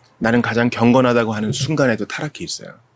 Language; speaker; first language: Korean; native; Korean